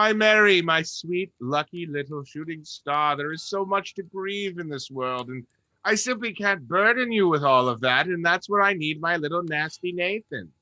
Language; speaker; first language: English; native; English